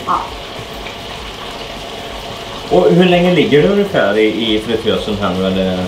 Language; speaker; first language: Swedish; native; Swedish